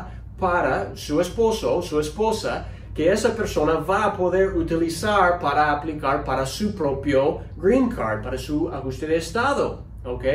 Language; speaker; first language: Spanish; non-native, fluent; English